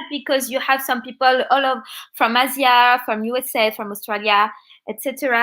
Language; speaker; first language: English; non-native, learner; French